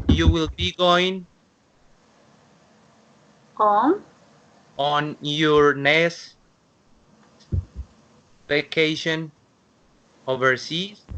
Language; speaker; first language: English; non-native, learner; Spanish